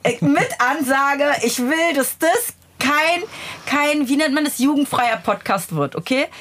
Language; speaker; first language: German; native; German